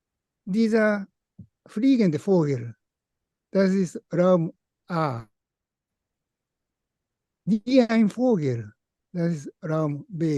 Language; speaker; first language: German; non-native, fluent; Japanese